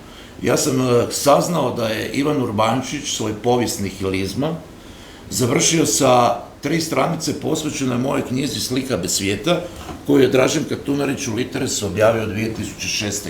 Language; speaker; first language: Croatian; native; Croatian